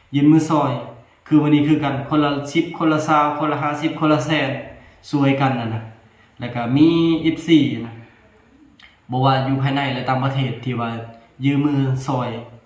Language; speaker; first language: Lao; non-native, local second language; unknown